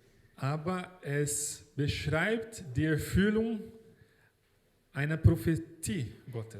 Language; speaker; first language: German; non-native, fluent; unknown